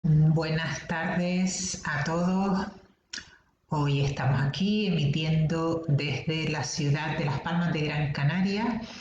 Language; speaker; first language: Spanish; native; Spanish